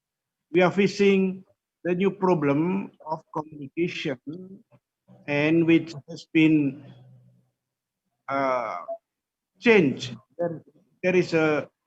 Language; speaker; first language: English; non-native, fluent; Indonesian